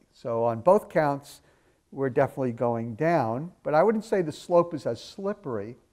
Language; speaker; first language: English; native; English